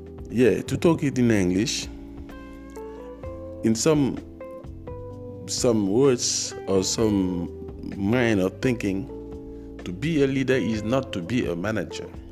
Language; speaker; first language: English; non-native, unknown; Wolof